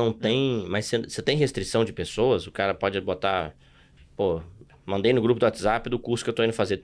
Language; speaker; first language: Portuguese; native; Portuguese